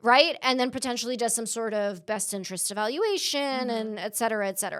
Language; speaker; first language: English; native; English